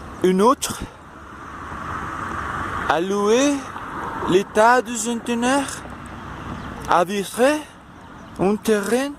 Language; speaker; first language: French; non-native, learner; Spanish